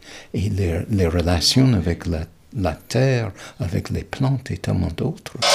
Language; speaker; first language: French; non-native, fluent; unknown